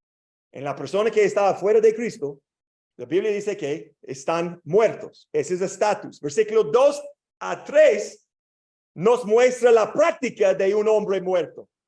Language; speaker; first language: Spanish; non-native, learner; English